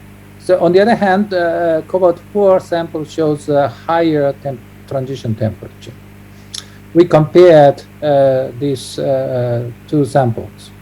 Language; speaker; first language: English; non-native, fluent; Japanese